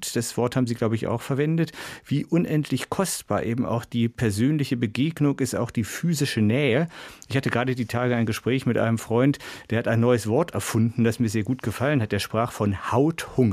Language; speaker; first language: German; native; German